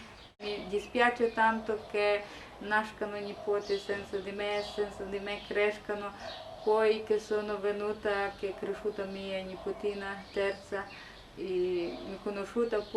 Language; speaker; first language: Italian; non-native, learner; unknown